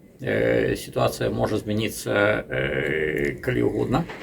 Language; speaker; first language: Belarusian; non-native, local second language; Russian